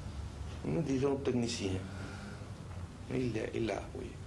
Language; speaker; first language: French; non-native, fluent; Spanish